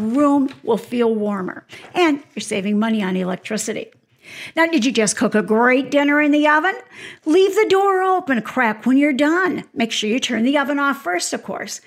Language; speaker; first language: English; native; English